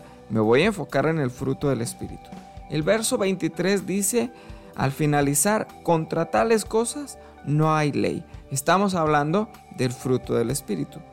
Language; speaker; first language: Spanish; native; Spanish